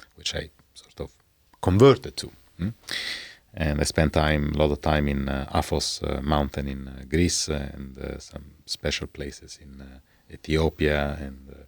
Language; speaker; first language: English; non-native, fluent; Italian